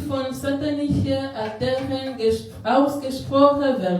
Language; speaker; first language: German; non-native, learner; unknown